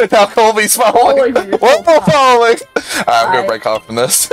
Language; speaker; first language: English; native; English